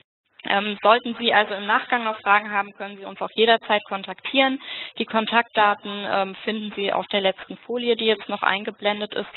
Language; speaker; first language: German; native; German